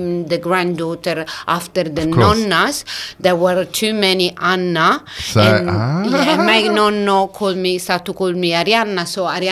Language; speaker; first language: English; non-native, fluent; Italian